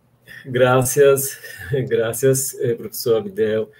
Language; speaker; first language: Spanish; non-native, fluent; Portuguese